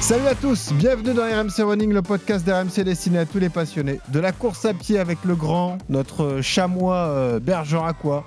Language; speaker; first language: French; native; French